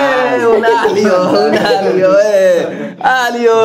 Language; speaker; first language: Italian; non-native, learner; Bangla